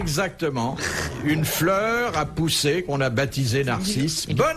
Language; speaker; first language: French; native; French